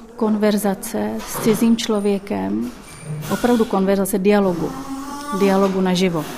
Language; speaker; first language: Czech; native; Czech